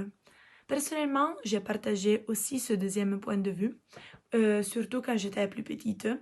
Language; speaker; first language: French; non-native, local second language; Italian